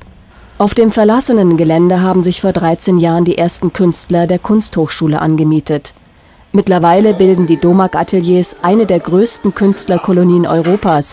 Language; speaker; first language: German; native; German